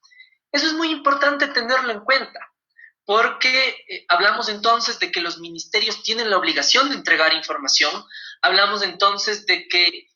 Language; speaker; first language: Spanish; native; Spanish